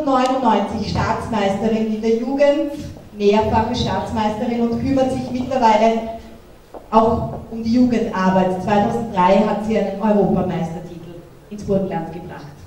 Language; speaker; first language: German; native; German